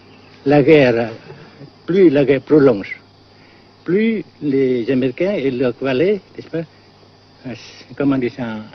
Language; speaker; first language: French; non-native, fluent; Vietnamese